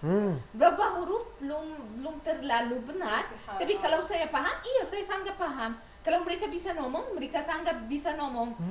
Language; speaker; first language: Indonesian; non-native, learner; Arabic